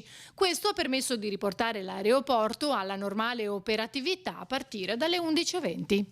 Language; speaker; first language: Italian; native; Italian